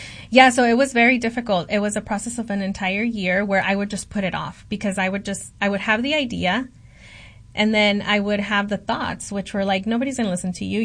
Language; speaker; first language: English; early bilingual, other home language; Spanish